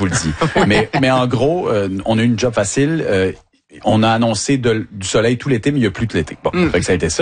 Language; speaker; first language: French; native; French